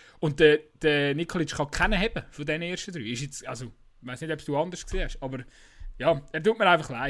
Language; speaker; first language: German; native; German